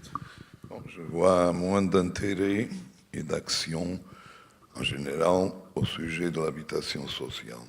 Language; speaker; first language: French; non-native, fluent; Portuguese